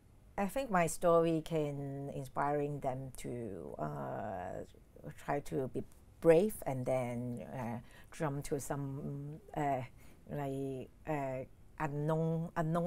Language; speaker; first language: English; non-native, learner; Cantonese